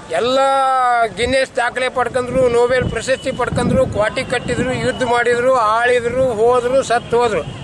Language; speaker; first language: Kannada; native; Kannada